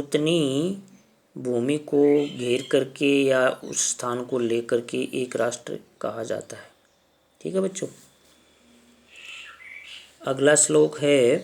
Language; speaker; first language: Hindi; native; Hindi